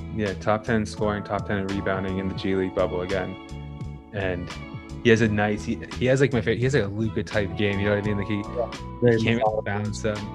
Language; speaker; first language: English; native; English